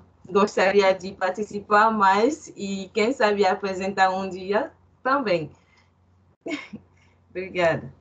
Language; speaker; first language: Portuguese; non-native, fluent; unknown